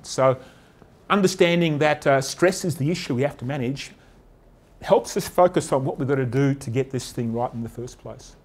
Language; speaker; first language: English; native; English